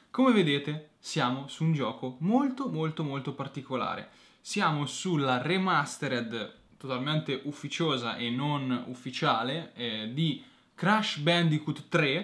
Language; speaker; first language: Italian; native; Italian